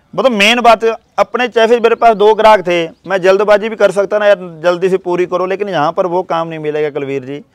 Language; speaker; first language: Hindi; native; Hindi